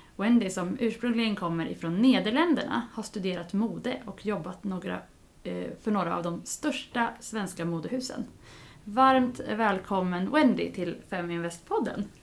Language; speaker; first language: Swedish; native; Swedish